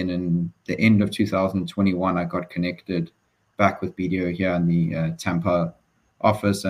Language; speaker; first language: English; native; English